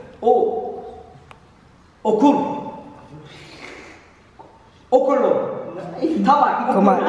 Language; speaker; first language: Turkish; early bilingual, heritage; Turkish